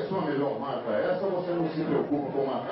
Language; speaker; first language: Portuguese; native; Portuguese